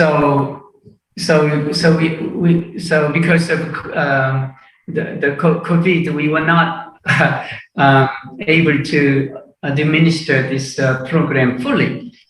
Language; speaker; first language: English; non-native, fluent; Korean